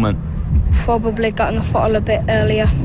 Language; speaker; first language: English; native; English